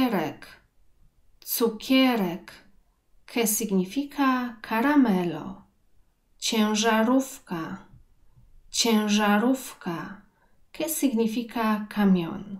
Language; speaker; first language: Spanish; non-native, fluent; Polish